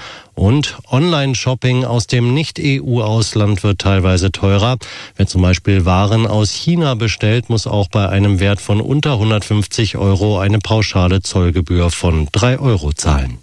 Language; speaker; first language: German; native; German